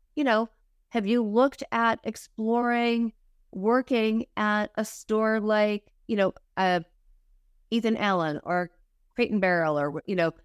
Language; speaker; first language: English; native; English